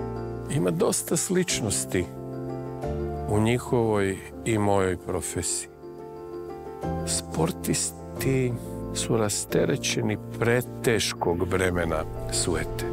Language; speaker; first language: Serbian; native; Serbian